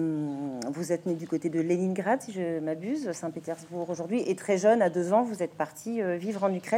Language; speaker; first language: French; native; French